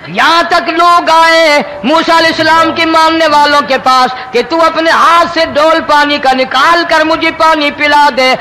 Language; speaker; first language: Urdu; non-native, local second language; Punjabi